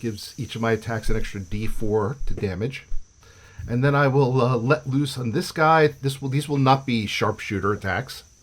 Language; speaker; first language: English; native; English